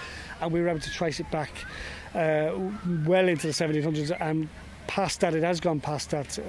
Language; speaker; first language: English; native; English